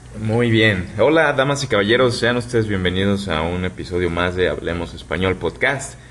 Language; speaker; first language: Spanish; native; Spanish